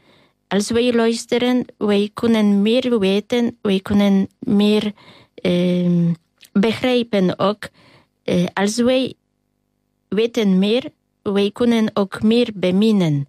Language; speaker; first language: Dutch; non-native, fluent; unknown